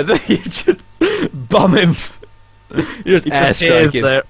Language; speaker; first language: English; native; English